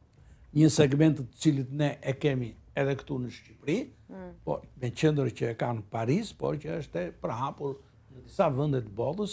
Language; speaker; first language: Albanian; native; Albanian